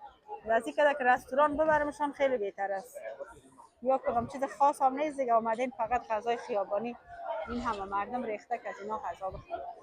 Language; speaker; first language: Persian; native; Persian